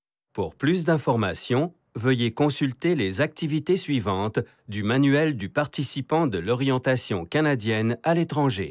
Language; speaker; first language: French; native; French